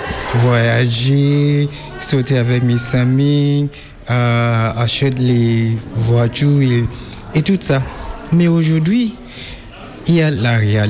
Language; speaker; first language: French; non-native, learner; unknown